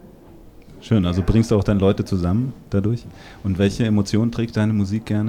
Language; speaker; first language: German; native; German